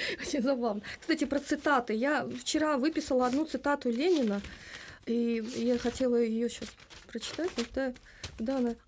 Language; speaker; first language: Russian; non-native, local second language; Lithuanian